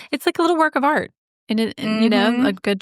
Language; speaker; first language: English; native; English